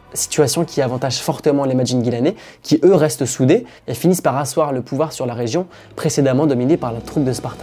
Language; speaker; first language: French; native; French